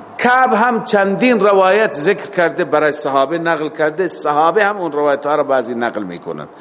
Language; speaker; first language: Persian; native; Persian